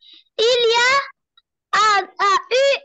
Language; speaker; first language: French; non-native, learner; Arabic